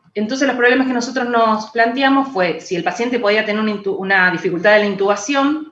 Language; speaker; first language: Spanish; native; Spanish